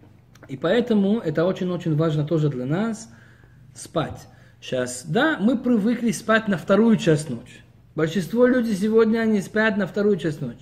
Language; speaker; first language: Russian; early bilingual, heritage; Russian